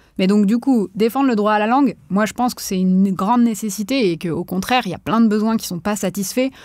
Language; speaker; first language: French; native; French